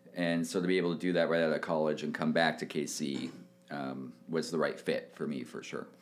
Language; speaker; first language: English; native; English